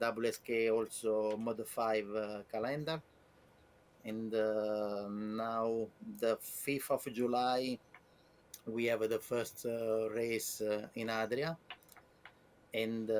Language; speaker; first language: English; non-native, learner; Italian